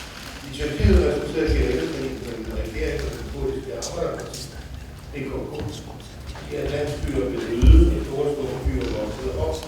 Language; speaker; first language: Danish; native; Danish